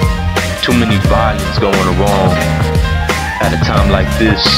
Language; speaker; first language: English; native; English